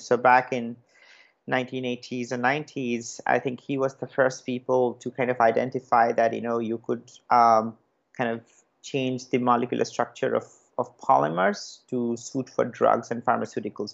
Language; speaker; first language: English; non-native, local second language; Bangla